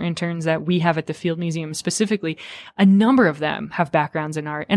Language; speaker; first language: English; native; English